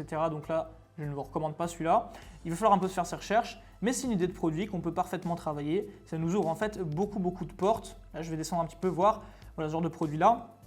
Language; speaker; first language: French; native; French